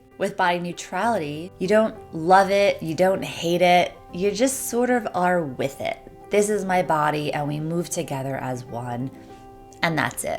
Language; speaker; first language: English; native; English